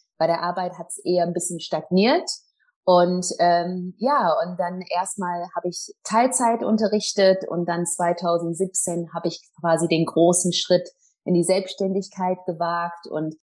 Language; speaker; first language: German; non-native, fluent; English